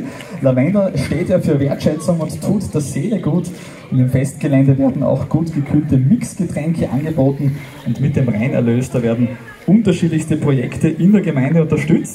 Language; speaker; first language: German; native; German